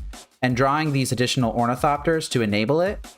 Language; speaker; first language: English; native; English